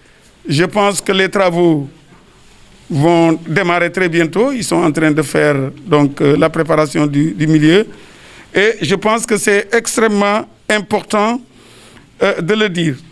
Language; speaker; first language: French; non-native, local second language; Wolof